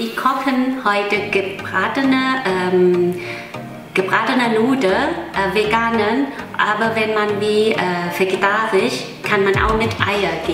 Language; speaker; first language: German; non-native, learner; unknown